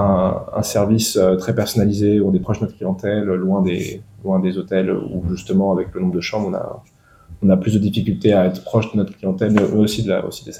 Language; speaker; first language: French; native; French